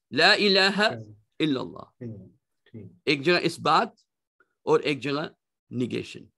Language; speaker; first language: Urdu; native; Urdu